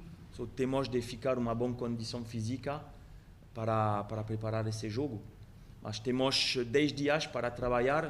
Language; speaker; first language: Portuguese; non-native, learner; French